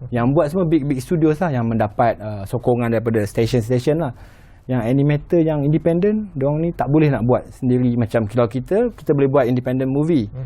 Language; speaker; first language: Malay; native; Malay